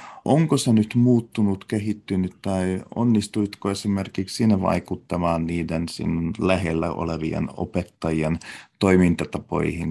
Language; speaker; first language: Finnish; native; Finnish